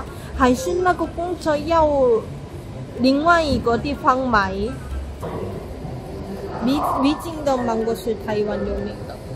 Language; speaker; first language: Chinese; non-native, learner; Korean